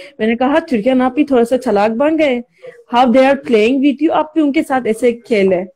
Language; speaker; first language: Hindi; non-native, learner; Turkish